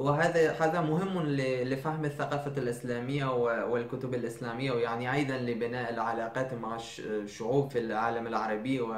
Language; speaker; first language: Arabic; non-native, fluent; Persian